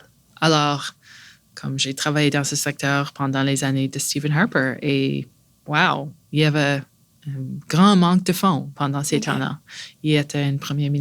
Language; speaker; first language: French; non-native, local second language; English